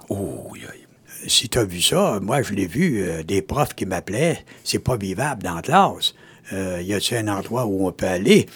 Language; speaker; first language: French; native; French